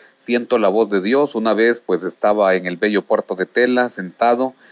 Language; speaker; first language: Spanish; native; Spanish